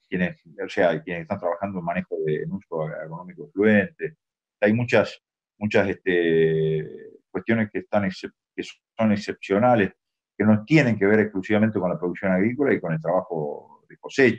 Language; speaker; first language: Spanish; native; Spanish